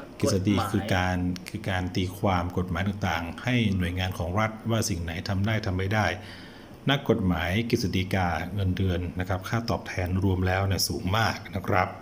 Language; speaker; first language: Thai; native; Thai